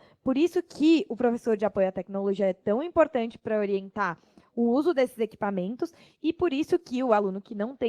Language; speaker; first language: Portuguese; native; Portuguese